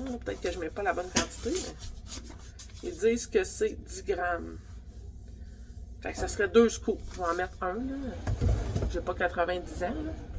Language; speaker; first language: French; native; French